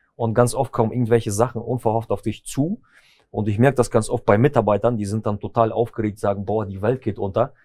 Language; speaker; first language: German; early bilingual, other home language; Russian